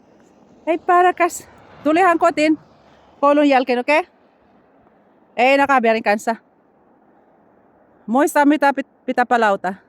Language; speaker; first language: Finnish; non-native, learner; Bikol